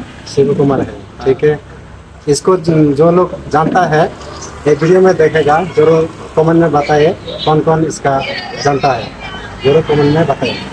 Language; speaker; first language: Hindi; non-native, learner; Bangla